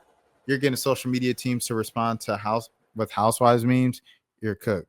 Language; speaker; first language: English; native; English